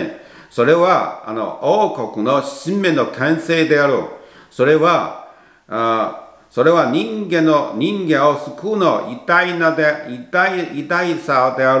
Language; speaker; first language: Japanese; non-native, learner; Chinese